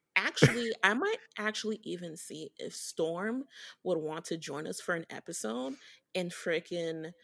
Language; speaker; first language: English; early bilingual, other home language; Haitian Creole